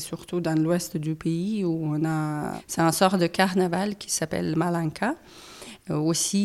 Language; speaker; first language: French; non-native, fluent; Ukrainian